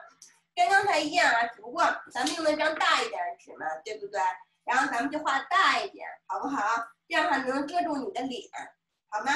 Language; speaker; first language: Chinese; native; Chinese